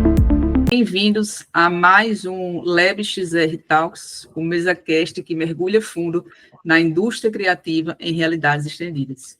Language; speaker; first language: Portuguese; native; Portuguese